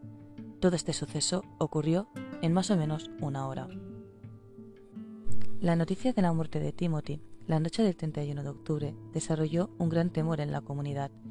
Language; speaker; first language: Spanish; native; Spanish